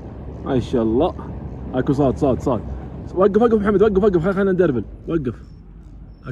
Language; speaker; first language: Arabic; native; Arabic